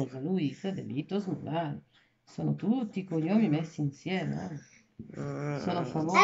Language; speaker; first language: Italian; native; Italian